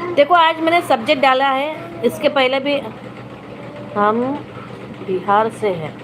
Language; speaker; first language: Hindi; non-native, local second language; Marathi